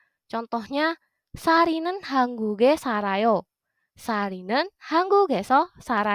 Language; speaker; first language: Korean; non-native, fluent; Indonesian